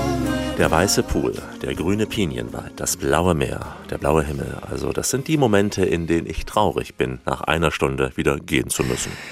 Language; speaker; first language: German; native; German